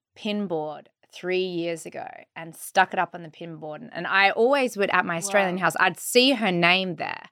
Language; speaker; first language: English; native; English